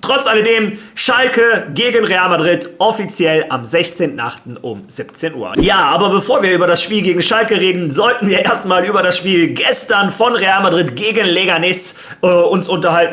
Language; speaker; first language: German; native; German